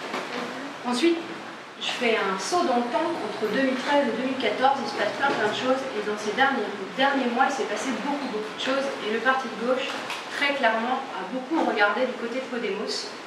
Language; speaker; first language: French; native; French